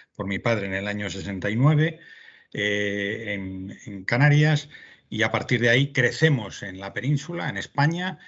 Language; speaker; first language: Spanish; native; Spanish